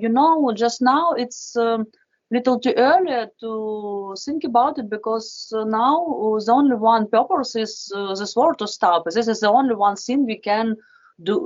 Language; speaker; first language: English; non-native, fluent; Russian